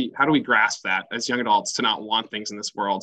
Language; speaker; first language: English; native; English